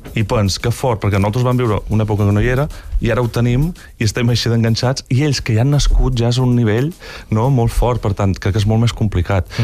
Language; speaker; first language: Catalan; native; Catalan